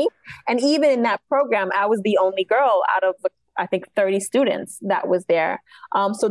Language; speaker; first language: English; native; English